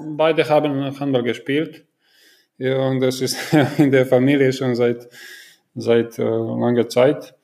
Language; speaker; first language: German; non-native, fluent; Croatian